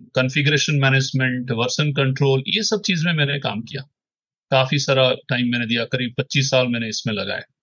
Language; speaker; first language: Hindi; non-native, local second language; Odia